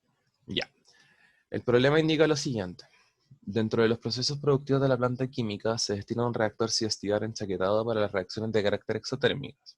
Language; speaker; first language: Spanish; native; Spanish